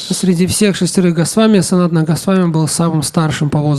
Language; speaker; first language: Russian; native; Russian